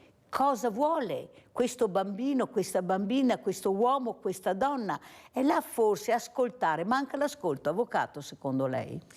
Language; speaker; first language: Italian; native; Italian